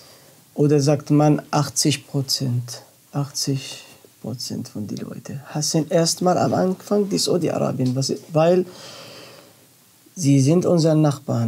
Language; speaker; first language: German; non-native, learner; Arabic